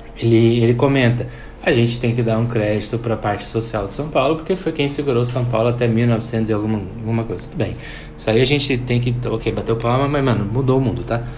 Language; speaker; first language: Portuguese; native; Portuguese